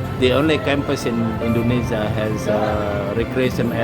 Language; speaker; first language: English; non-native, learner; Indonesian